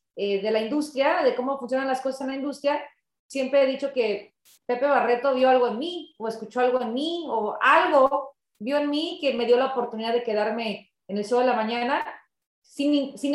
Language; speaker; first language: Spanish; early bilingual, heritage; Spanish